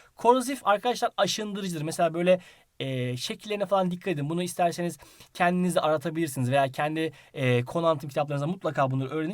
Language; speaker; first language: Turkish; native; Turkish